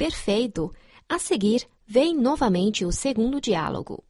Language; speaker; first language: Portuguese; non-native, fluent; Chinese